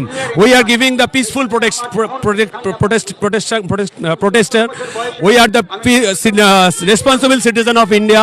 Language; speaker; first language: Hindi; non-native, local second language; Bangla